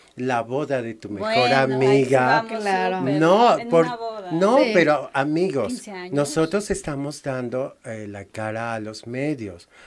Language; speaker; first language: Spanish; native; Spanish